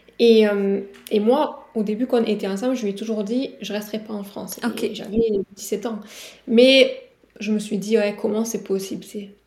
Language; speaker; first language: French; native; French